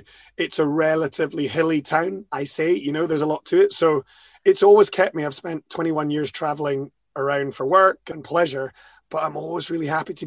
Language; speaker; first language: English; native; English